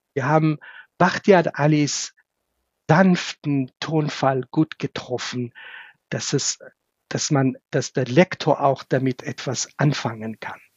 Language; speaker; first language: German; non-native, fluent; Kurdish